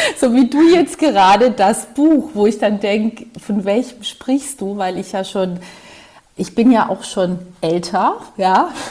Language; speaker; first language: German; early bilingual, other home language; Greek